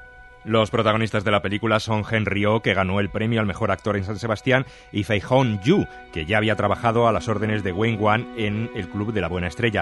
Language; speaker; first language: Spanish; native; Spanish